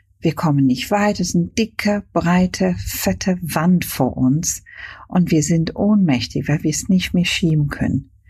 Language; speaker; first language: German; non-native, fluent; Hungarian